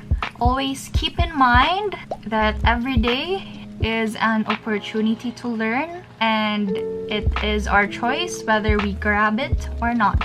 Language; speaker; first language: English; non-native, local second language; Filipino